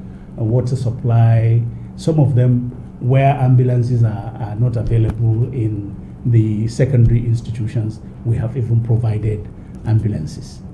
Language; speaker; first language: English; non-native, local second language; Hausa